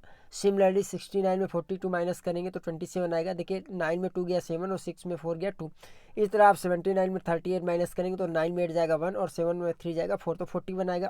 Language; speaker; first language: Hindi; native; Hindi